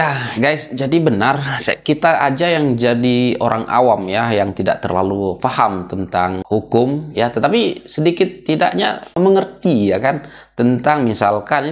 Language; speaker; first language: Indonesian; native; Indonesian